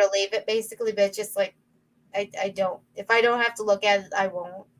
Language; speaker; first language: English; native; English